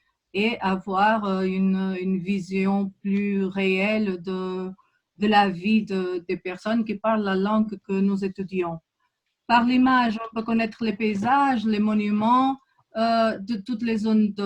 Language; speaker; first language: French; non-native, fluent; Portuguese